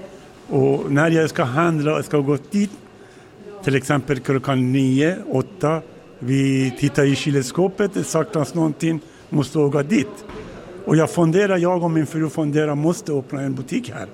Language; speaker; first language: Swedish; non-native, learner; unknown